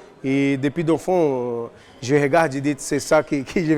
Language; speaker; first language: French; non-native, learner; Portuguese